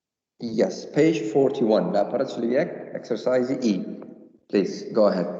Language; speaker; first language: English; non-native, fluent; Central Kurdish